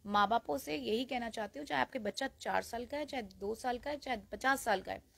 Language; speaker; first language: Hindi; native; Hindi